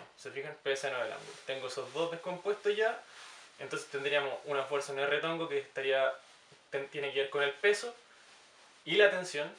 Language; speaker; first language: Spanish; native; Spanish